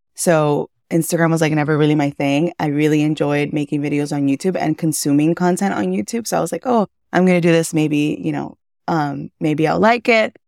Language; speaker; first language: English; early bilingual, other home language; Spanish